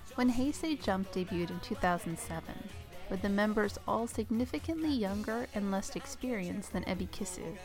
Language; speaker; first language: English; native; English